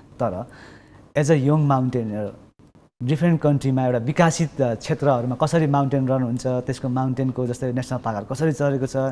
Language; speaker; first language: Nepali; non-native, local second language; Sherpa